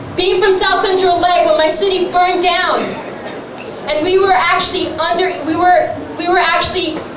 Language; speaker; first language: English; native; English